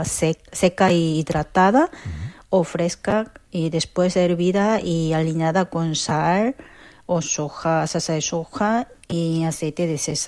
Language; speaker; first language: Spanish; non-native, fluent; Korean